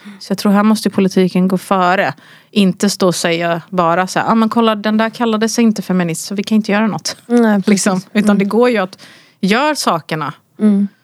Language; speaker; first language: Swedish; early bilingual, other home language; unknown